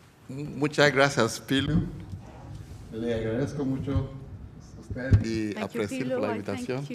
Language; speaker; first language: Spanish; non-native, fluent; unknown